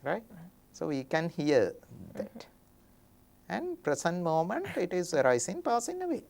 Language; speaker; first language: English; non-native, local second language; Sinhala